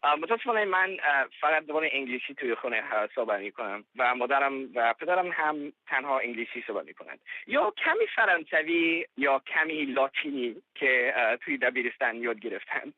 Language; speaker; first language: Persian; non-native, learner; English